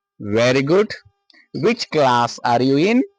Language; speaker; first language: English; non-native, local second language; Marathi